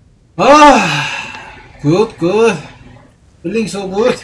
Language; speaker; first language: English; non-native, learner; Korean